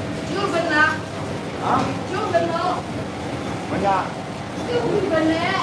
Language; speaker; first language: Chinese; native; Chinese